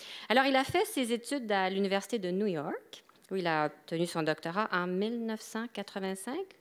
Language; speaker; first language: French; native; French